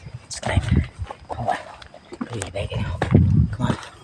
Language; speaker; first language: English; non-native, local second language; Filipino